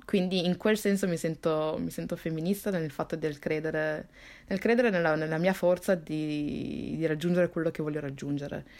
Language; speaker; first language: Italian; early bilingual, other home language; Somali